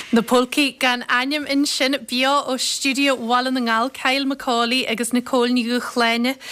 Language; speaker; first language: Irish; native; Irish